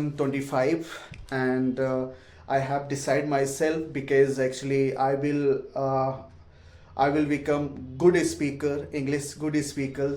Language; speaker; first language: English; non-native, learner; Hindi